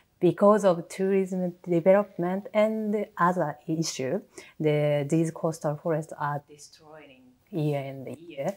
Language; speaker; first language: English; non-native, learner; Japanese